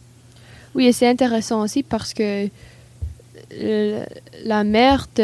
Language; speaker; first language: French; non-native, learner; English